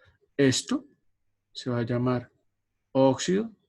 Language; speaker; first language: Spanish; native; Spanish